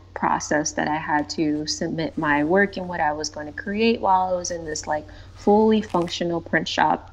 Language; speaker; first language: English; native; English